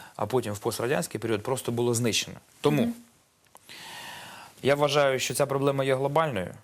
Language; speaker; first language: Ukrainian; native; Ukrainian